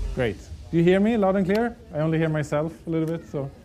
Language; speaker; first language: English; non-native, fluent; Swedish